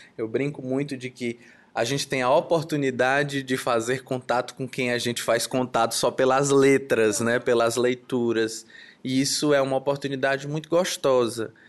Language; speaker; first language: Portuguese; native; Portuguese